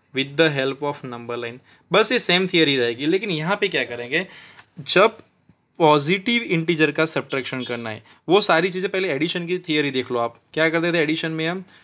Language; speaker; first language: Hindi; non-native, local second language; Gujarati